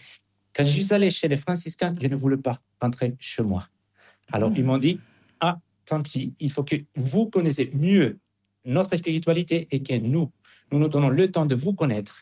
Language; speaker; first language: French; non-native, fluent; Spanish